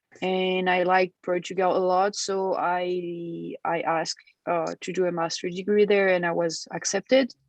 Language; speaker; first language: English; non-native, fluent; French